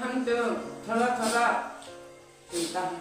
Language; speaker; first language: Hindi; non-native, local second language; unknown